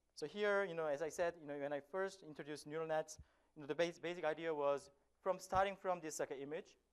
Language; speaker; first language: English; non-native, fluent; Korean